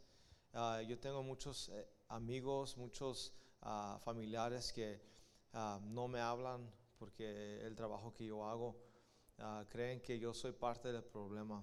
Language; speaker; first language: Spanish; early bilingual, heritage; Spanish